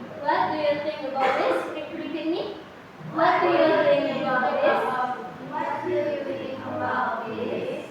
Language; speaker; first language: English; non-native, fluent; Indonesian